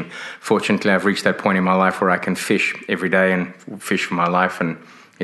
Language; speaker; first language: English; native; English